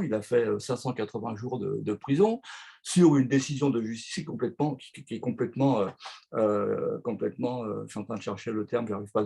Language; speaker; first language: French; native; French